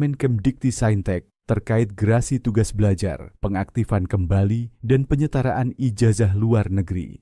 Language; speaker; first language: Indonesian; native; Indonesian